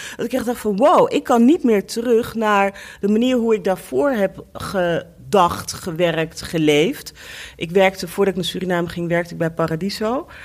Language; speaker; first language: Dutch; native; Dutch